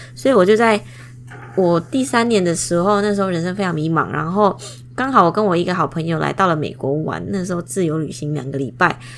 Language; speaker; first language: Chinese; non-native, fluent; Indonesian